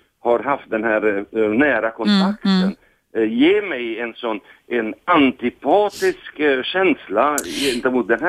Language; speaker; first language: Swedish; non-native, fluent; Hungarian